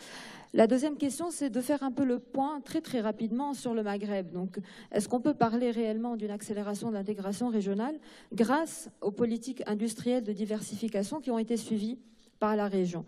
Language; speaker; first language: French; non-native, local second language; Arabic